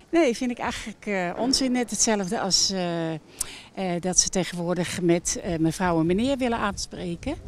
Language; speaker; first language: Dutch; native; Dutch